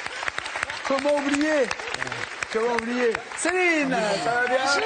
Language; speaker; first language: French; native; French